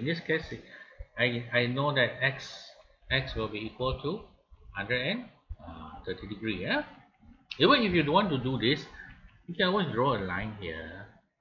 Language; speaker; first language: English; non-native, local second language; Malay